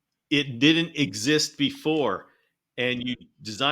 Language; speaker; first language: English; native; English